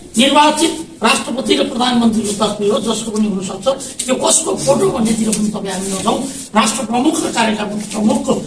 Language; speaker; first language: Nepali; native; Nepali